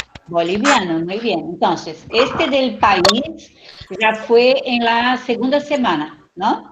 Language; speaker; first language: Spanish; non-native, fluent; Portuguese